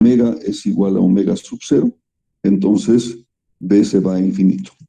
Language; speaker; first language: Spanish; native; Spanish